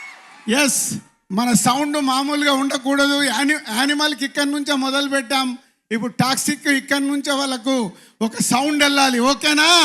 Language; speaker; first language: Telugu; native; Telugu